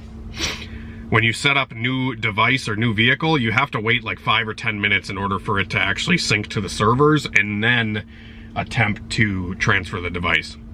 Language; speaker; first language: English; native; English